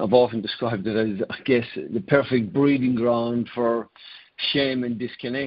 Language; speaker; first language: English; native; English